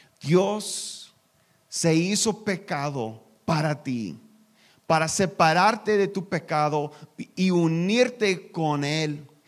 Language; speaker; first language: Spanish; non-native, learner; English